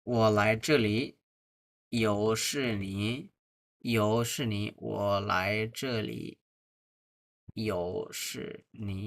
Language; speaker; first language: Chinese; non-native, fluent; Bangla